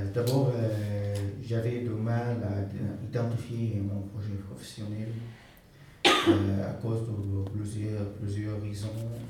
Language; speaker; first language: French; non-native, fluent; Arabic